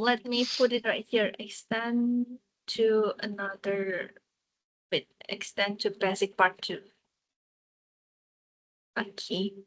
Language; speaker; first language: English; non-native, fluent; Indonesian